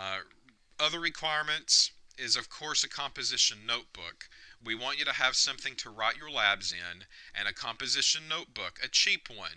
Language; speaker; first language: English; native; English